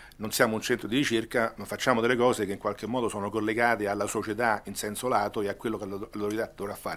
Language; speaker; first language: Italian; native; Italian